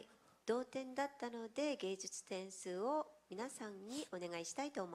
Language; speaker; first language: Japanese; non-native, learner; Korean